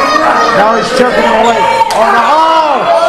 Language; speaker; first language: English; native; English